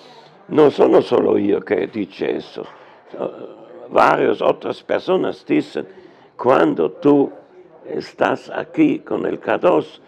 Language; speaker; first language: Spanish; non-native, learner; German